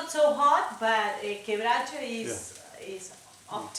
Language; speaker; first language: English; non-native, learner; Spanish